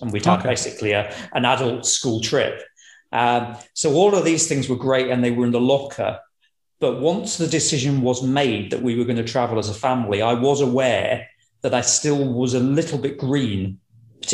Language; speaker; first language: English; native; English